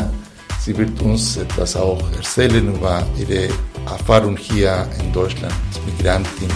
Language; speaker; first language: German; non-native, fluent; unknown